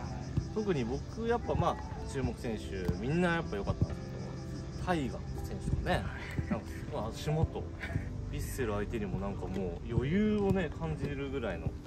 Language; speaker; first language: Japanese; native; Japanese